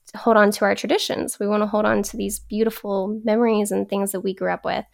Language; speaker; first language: English; native; English